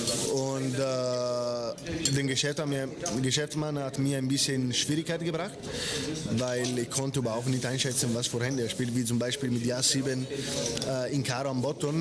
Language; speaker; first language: German; non-native, fluent; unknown